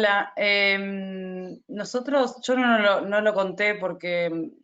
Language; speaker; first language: Spanish; native; Spanish